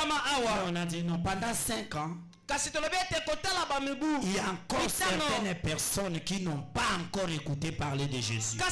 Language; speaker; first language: French; non-native, local second language; Lingala